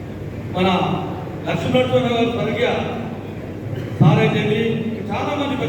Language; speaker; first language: Telugu; native; Telugu